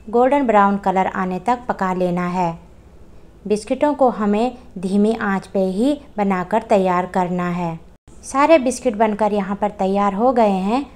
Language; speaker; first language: Hindi; native; Hindi